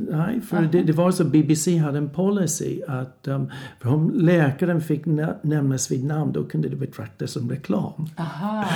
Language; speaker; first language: Swedish; non-native, fluent; English